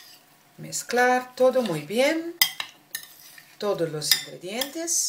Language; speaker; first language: Spanish; non-native, learner; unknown